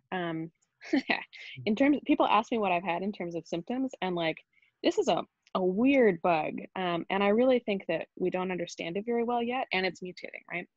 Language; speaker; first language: English; native; English